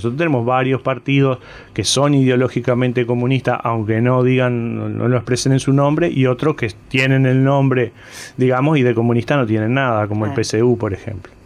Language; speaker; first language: Spanish; native; Spanish